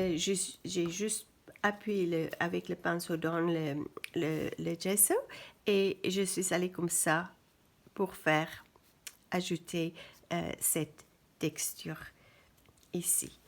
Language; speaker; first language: French; non-native, fluent; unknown